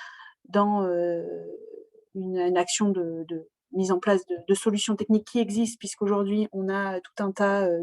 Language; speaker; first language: French; native; French